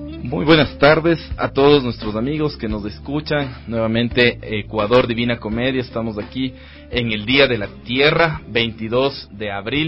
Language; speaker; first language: Spanish; native; Spanish